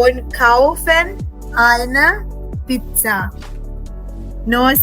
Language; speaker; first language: German; non-native, fluent; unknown